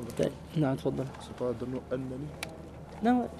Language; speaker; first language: Arabic; non-native, fluent; French